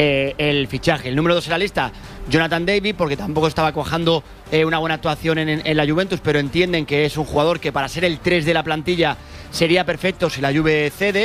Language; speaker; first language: Spanish; native; Spanish